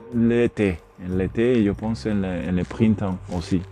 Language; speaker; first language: French; non-native, learner; Spanish